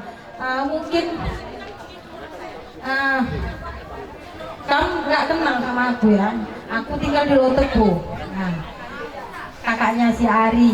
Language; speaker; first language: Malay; non-native, local second language; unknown